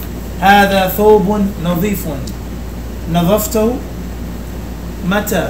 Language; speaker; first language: Arabic; non-native, fluent; English